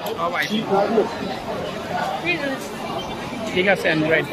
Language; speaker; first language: Chinese; non-native, learner; Bangla